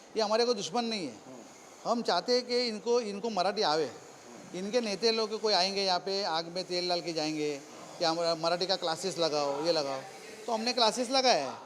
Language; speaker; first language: Hindi; non-native, local second language; Marathi